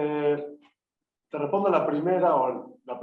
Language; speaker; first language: Spanish; native; Spanish